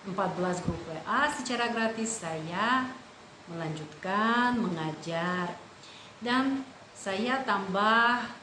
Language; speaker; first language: Indonesian; non-native, fluent; Russian